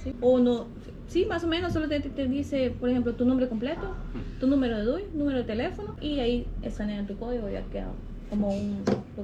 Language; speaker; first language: Spanish; native; Spanish